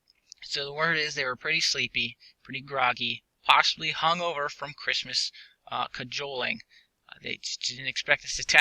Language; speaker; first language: English; native; English